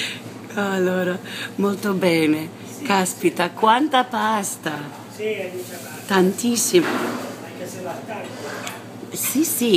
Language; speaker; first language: Italian; non-native, learner; English